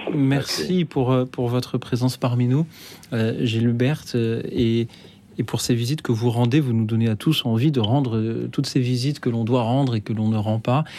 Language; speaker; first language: French; native; French